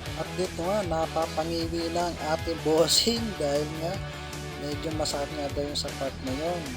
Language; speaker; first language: Filipino; native; Filipino